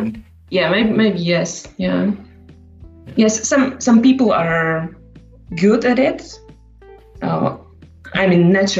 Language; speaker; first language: English; non-native, fluent; Slovak